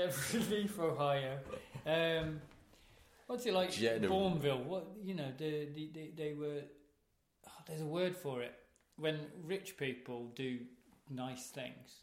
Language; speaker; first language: English; native; English